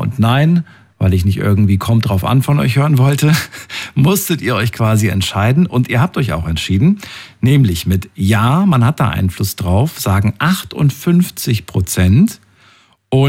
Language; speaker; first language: German; native; German